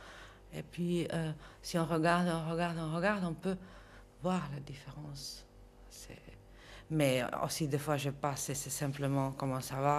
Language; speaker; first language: French; non-native, fluent; Dutch